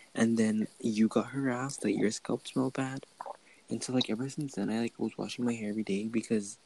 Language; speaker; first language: English; early bilingual, other home language; Spanish